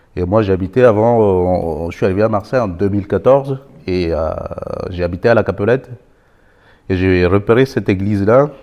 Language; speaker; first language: French; non-native, local second language; Malagasy